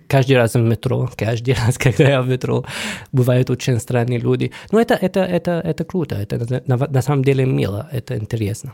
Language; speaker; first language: Russian; non-native, fluent; Arabic